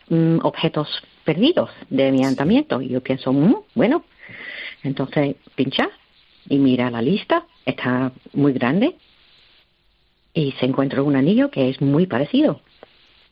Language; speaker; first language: Spanish; non-native, learner; English